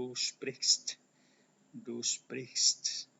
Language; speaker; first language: German; non-native, fluent; Indonesian